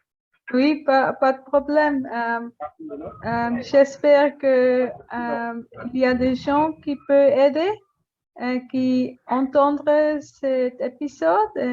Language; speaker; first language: French; non-native, learner; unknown